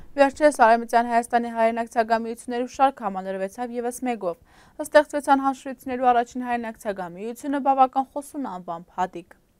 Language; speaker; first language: Armenian; early bilingual, heritage; Armenian